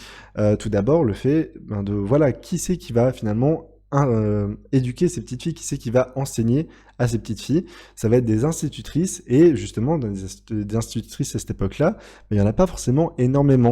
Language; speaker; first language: French; native; French